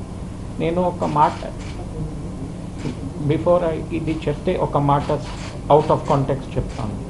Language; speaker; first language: Telugu; early bilingual, heritage; Telugu